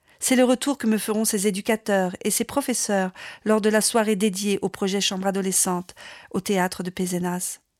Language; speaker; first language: French; native; French